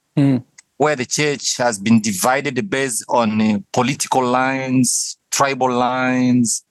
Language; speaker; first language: English; non-native, fluent; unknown